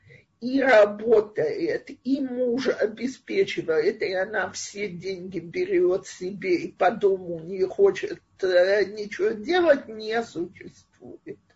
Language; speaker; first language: Russian; native; Russian